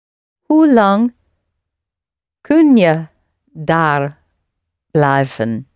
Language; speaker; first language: Dutch; non-native, learner; English